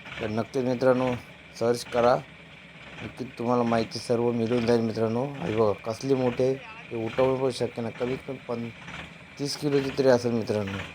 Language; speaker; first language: Marathi; native; Marathi